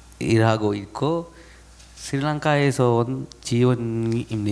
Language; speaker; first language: Korean; non-native, learner; Sinhala